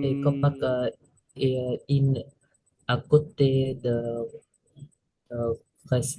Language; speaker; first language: French; non-native, learner; Vietnamese